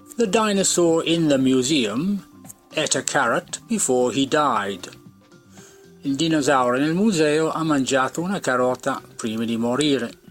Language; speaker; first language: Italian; non-native, fluent; English